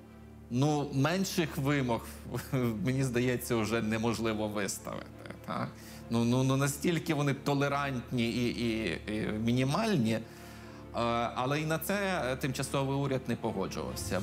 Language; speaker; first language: Ukrainian; native; Ukrainian